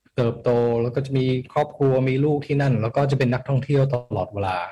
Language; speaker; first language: Thai; early bilingual, heritage; Thai